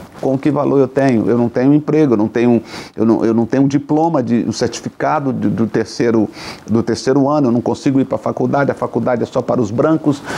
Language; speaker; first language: Portuguese; native; Portuguese